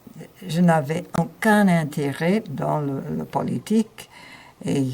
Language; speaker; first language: French; non-native, fluent; English